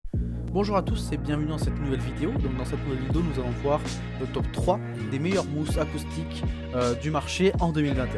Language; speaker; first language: French; native; French